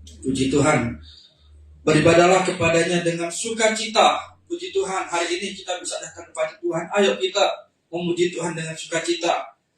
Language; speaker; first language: Indonesian; native; Indonesian